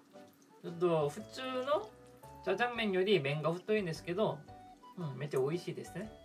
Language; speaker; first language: Japanese; non-native, fluent; Korean